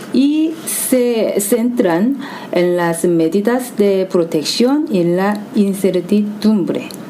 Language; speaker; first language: Spanish; non-native, fluent; Korean